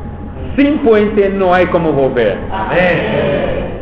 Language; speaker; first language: Spanish; non-native, fluent; Portuguese